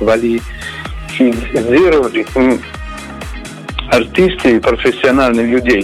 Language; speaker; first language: Russian; non-native, learner; Italian